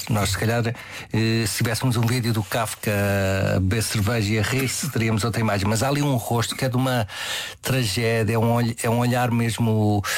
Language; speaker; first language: Portuguese; native; Portuguese